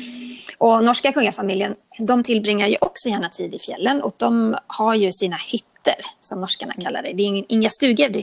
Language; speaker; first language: Swedish; native; Swedish